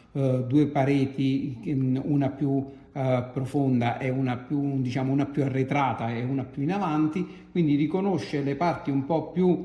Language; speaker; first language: Italian; native; Italian